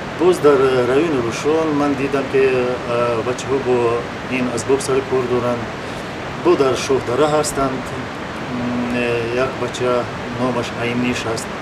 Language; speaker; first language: Tajik; non-native, local second language; Shughni